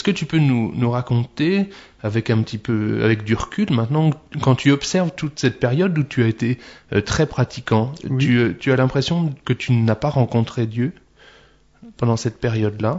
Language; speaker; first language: French; native; French